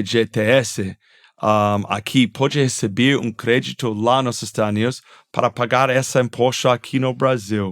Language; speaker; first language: Portuguese; non-native, fluent; English